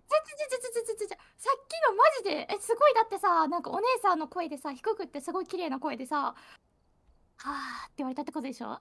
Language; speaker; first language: Japanese; native; Japanese